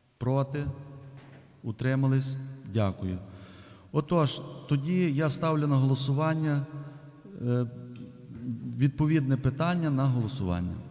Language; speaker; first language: Ukrainian; native; Ukrainian